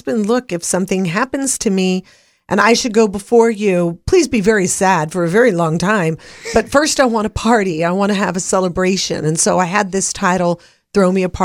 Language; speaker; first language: English; native; English